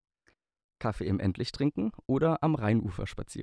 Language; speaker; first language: German; native; German